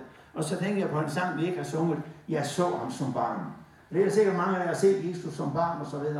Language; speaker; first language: Danish; native; Danish